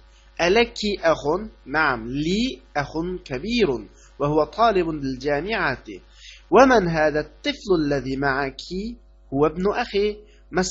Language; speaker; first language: Arabic; non-native, fluent; Uyghur